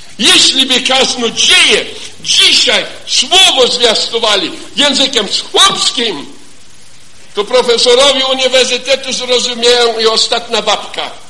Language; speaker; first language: Polish; non-native, fluent; German